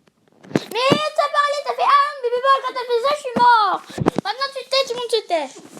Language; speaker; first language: French; native; French